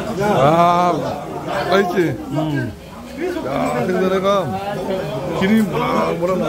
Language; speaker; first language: Korean; native; Korean